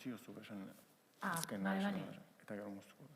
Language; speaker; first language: Basque; native; Basque